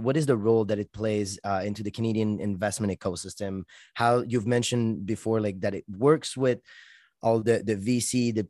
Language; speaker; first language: English; non-native, fluent; French